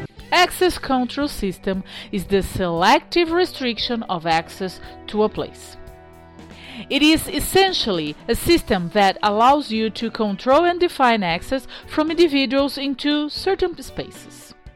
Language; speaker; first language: English; non-native, fluent; Portuguese